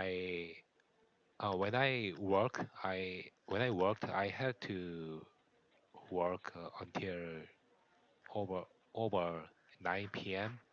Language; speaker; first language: English; non-native, learner; Korean